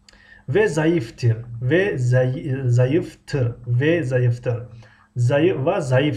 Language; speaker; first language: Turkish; non-native, fluent; Tajik